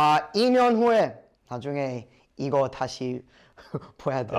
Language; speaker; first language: Korean; non-native, learner; English